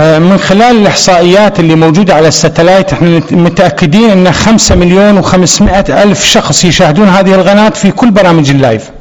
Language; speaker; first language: Arabic; non-native, fluent; Persian